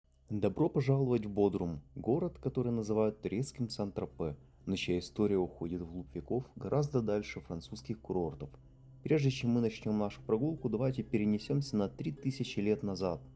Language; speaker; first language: Russian; native; Russian